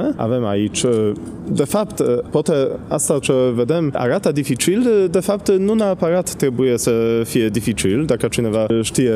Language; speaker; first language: Romanian; non-native, fluent; Polish